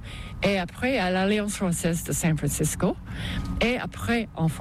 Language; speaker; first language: French; non-native, local second language; English